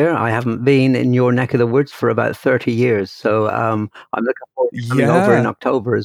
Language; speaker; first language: English; native; English